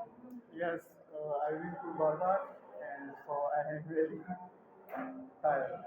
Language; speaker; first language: English; non-native, learner; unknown